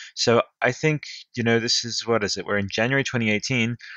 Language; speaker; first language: English; early bilingual, other home language; Italian